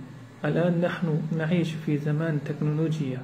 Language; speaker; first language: Arabic; non-native, learner; Uyghur